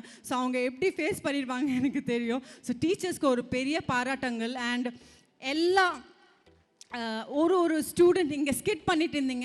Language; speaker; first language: Tamil; non-native, fluent; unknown